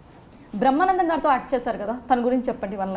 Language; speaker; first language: Telugu; native; Telugu